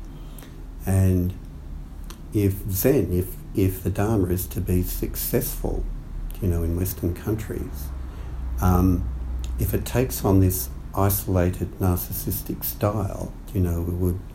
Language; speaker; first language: English; native; English